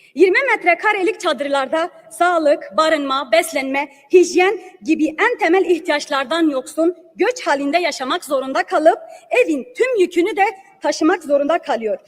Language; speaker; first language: Turkish; non-native, local second language; Kurdish